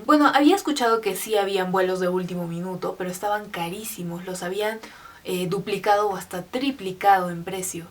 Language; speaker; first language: Spanish; native; Spanish